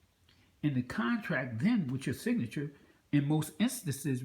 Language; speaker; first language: English; native; English